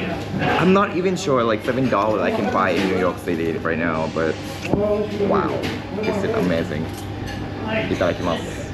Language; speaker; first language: English; non-native, fluent; Japanese